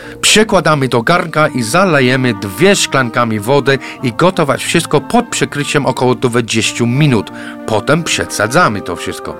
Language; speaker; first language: Polish; non-native, fluent; English